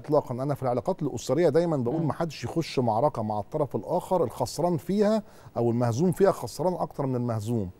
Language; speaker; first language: Arabic; native; Arabic